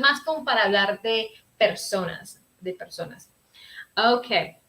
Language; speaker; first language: Spanish; early bilingual, heritage; Spanish